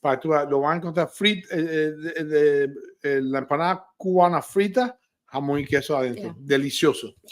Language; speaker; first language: Spanish; early bilingual, heritage; Spanish